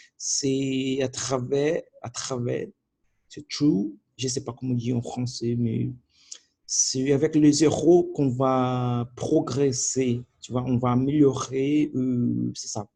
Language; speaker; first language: French; non-native, learner; Portuguese